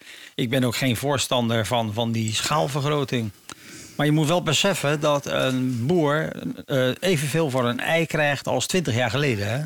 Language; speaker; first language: Dutch; native; Dutch